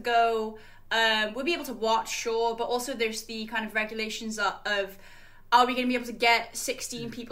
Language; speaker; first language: English; native; English